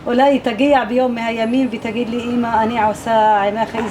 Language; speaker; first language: Hebrew; non-native, local second language; Arabic